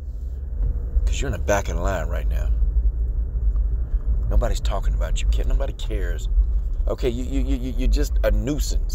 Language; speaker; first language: English; native; English